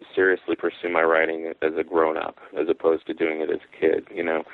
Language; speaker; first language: English; native; English